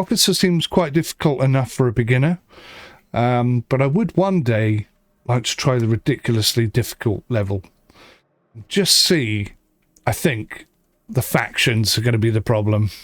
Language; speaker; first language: English; native; English